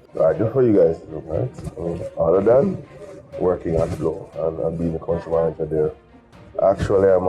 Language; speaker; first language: English; native; English